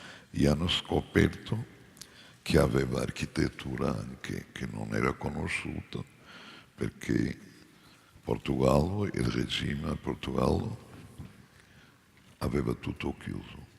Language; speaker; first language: Italian; non-native, fluent; Portuguese